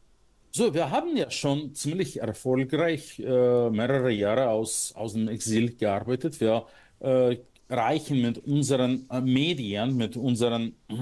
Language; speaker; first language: German; non-native, fluent; Russian